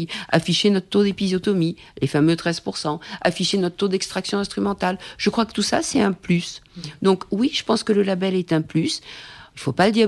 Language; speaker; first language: French; native; French